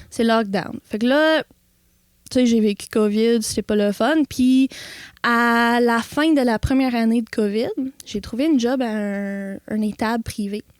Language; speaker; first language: French; non-native, local second language; English